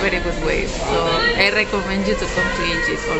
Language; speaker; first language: English; non-native, fluent; Spanish